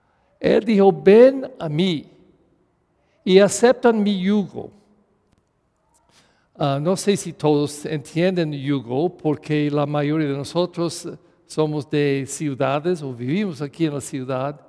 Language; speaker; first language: Spanish; non-native, fluent; English